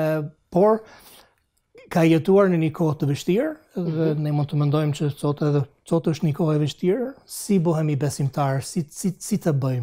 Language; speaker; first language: Albanian; non-native, fluent; English